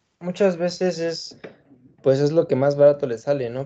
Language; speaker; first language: Spanish; native; Spanish